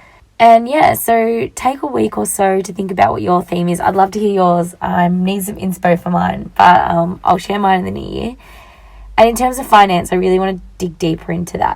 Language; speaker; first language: English; native; English